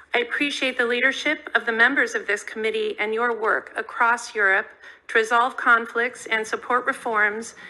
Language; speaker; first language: English; native; English